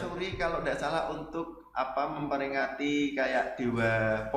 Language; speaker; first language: Indonesian; native; Indonesian